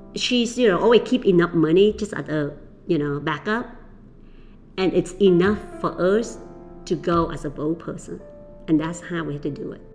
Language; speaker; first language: English; early bilingual, other home language; Vietnamese